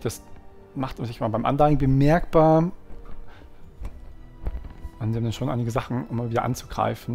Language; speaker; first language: German; native; German